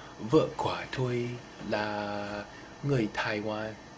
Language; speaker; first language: Vietnamese; non-native, learner; English